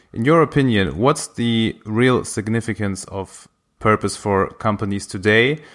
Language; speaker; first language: English; non-native, fluent; German